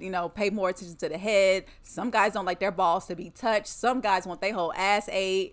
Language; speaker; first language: English; native; English